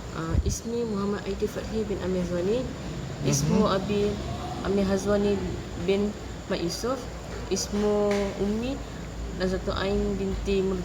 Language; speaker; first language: Arabic; non-native, learner; Malay